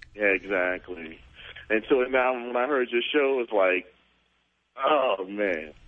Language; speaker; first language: English; native; English